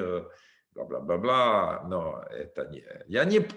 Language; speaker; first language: Russian; non-native, learner; English